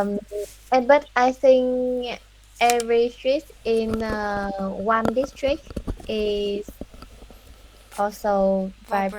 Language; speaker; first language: English; non-native, learner; Vietnamese